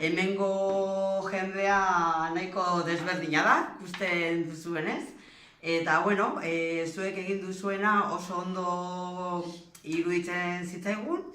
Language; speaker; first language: Basque; non-native, learner; Spanish